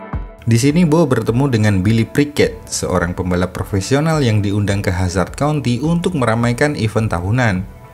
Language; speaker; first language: Indonesian; native; Indonesian